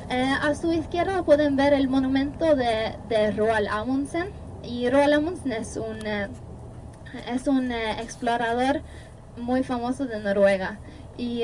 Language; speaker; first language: Spanish; non-native, fluent; Norwegian